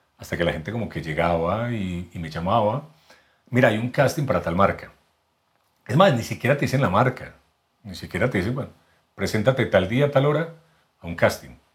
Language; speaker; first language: Spanish; native; Spanish